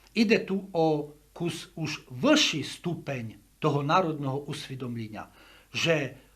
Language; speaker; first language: Slovak; non-native, local second language; Rusyn